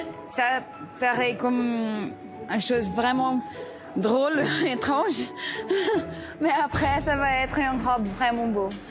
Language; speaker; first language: French; non-native, learner; Portuguese